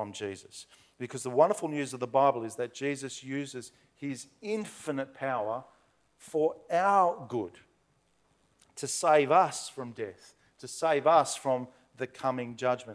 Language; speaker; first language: English; native; English